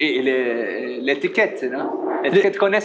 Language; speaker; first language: French; non-native, learner; Portuguese